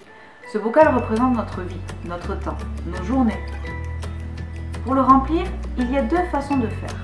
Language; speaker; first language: French; native; French